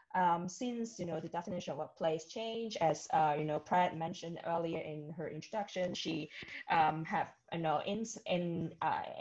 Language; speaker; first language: English; non-native, local second language; Cantonese